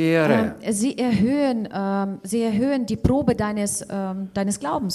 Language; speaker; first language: German; non-native, fluent; Russian